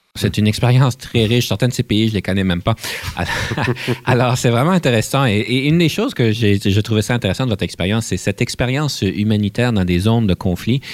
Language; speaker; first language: French; native; French